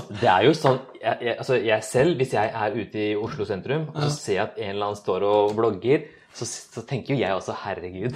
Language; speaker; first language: Norwegian; early bilingual, other home language; Urdu